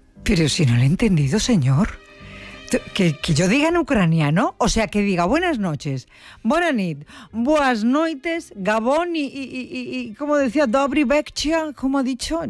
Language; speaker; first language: Spanish; native; Spanish